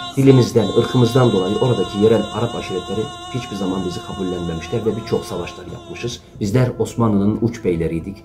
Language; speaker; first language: Turkish; native; Turkish